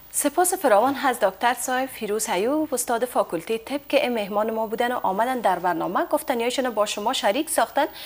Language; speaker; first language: Persian; native; Persian